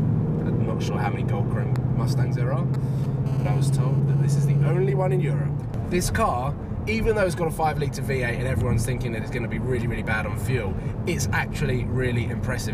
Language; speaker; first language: English; native; English